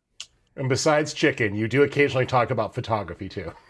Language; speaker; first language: English; native; English